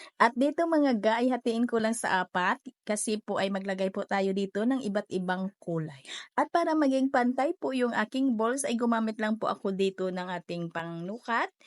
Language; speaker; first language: Filipino; non-native, local second language; Cebuano